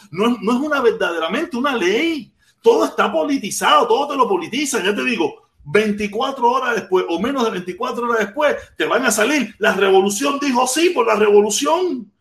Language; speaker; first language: Spanish; native; Spanish